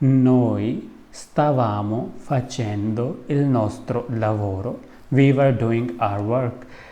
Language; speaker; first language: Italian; non-native, fluent; Urdu